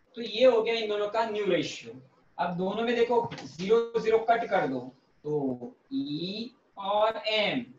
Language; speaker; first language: Hindi; non-native, local second language; Gujarati